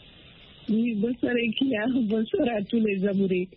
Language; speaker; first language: French; non-native, local second language; Bambara